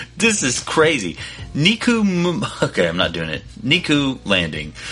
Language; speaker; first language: English; native; English